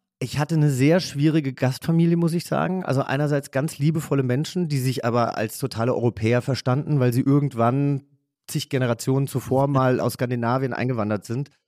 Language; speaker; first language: German; native; German